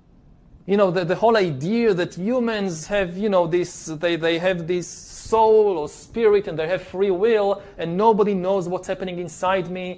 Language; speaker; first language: English; non-native, fluent; Hebrew